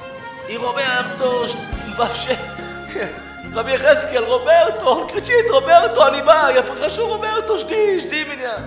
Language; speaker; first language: Russian; early bilingual, heritage; Russian